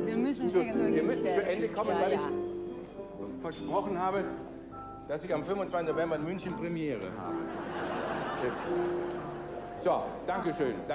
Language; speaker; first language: German; native; German